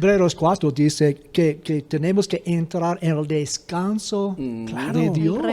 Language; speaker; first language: Spanish; non-native, fluent; English